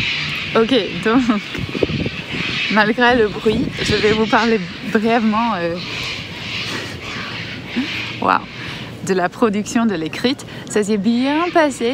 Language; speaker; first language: French; non-native, fluent; English